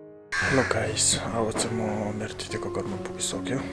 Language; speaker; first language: Nepali; non-native, local second language; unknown